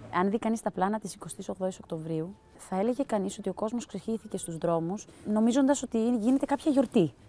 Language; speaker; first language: Greek; early bilingual, heritage; Greek